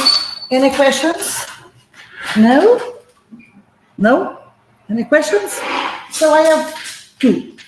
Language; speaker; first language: English; non-native, fluent; Portuguese